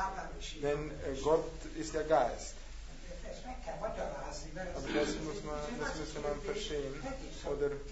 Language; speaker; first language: German; non-native, learner; Hungarian